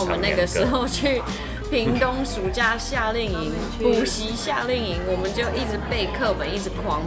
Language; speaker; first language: Chinese; early bilingual, heritage; English